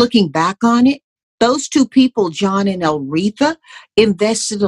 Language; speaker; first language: English; native; English